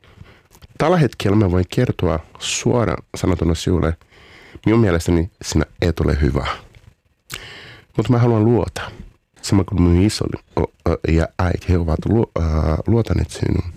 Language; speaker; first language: Finnish; non-native, fluent; Portuguese